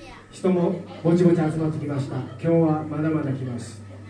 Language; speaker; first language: Japanese; native; Japanese